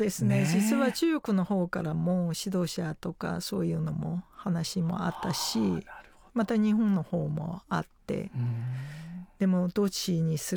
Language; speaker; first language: Japanese; non-native, fluent; Chinese